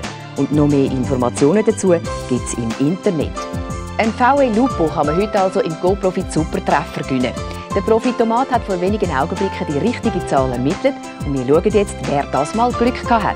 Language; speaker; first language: German; native; German